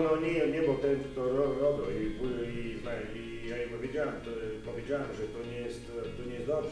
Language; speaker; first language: Polish; non-native, learner; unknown